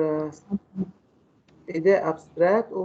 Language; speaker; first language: French; non-native, learner; Arabic